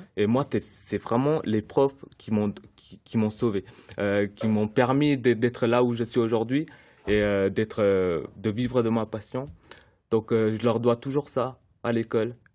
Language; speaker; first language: French; early bilingual, other home language; Sinhala